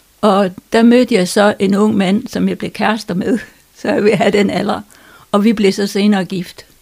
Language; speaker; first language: Danish; native; Danish